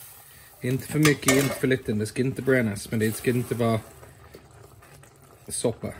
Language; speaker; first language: Swedish; non-native, fluent; English